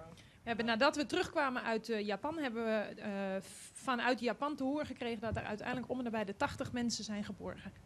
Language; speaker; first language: Dutch; non-native, fluent; Polish